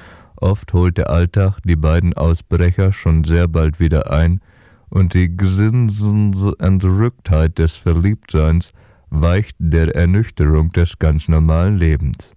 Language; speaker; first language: German; native; German